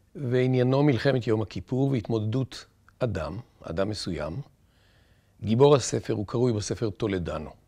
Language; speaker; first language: Hebrew; native; Hebrew